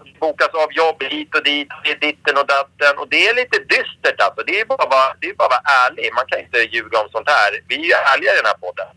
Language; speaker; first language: Swedish; native; Swedish